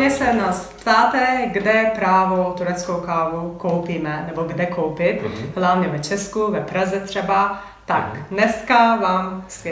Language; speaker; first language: Czech; non-native, learner; Turkish